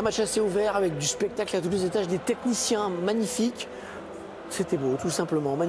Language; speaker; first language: French; native; French